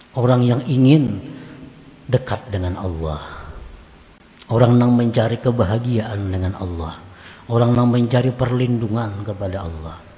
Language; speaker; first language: Indonesian; native; Indonesian